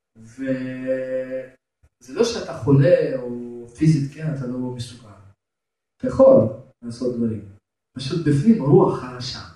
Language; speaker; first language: Hebrew; non-native, fluent; Russian